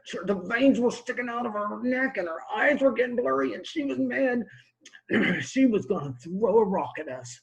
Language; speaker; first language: English; native; English